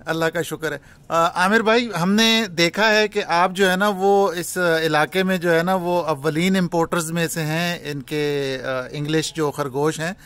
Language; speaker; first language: Urdu; non-native, local second language; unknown